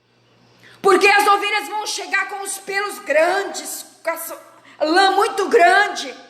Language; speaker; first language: Portuguese; native; Portuguese